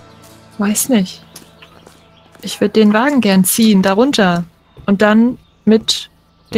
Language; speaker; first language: German; native; German